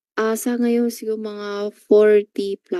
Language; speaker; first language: Filipino; non-native, learner; Chinese